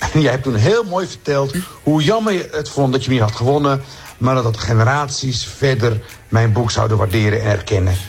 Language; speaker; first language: Dutch; early bilingual, other home language; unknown